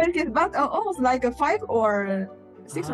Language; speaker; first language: English; non-native, learner; Japanese